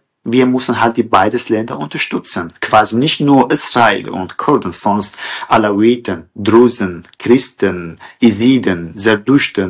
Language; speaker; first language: German; non-native, learner; Kurdish